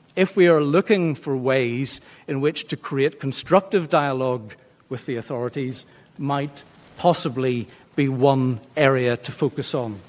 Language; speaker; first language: English; native; English